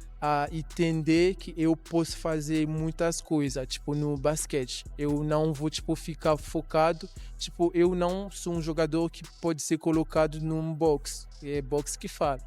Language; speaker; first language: Portuguese; non-native, learner; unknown